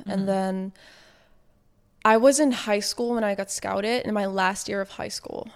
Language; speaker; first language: English; non-native, fluent; Dutch